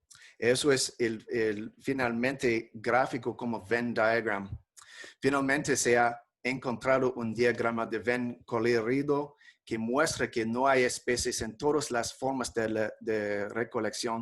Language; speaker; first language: Spanish; non-native, fluent; English